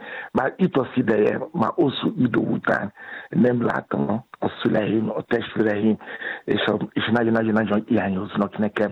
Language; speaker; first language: Hungarian; non-native, learner; Yoruba